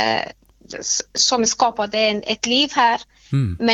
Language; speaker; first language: Swedish; non-native, fluent; Persian